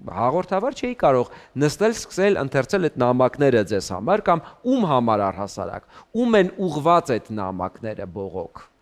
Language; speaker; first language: Armenian; native; Armenian